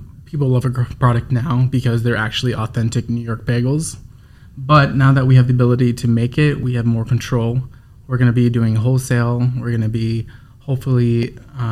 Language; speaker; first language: English; native; English